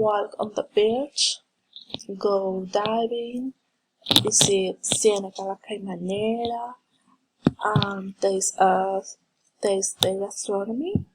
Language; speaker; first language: English; non-native, learner; Spanish